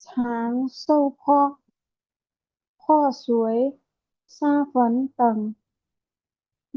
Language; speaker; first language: Chinese; non-native, learner; Khmer